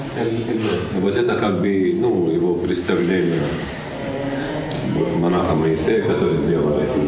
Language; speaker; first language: Russian; non-native, learner; Arabic